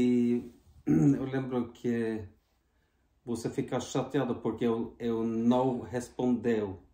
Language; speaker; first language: Portuguese; non-native, fluent; Norwegian